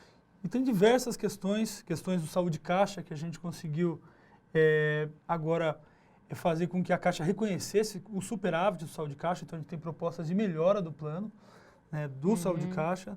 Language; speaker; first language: Portuguese; native; Portuguese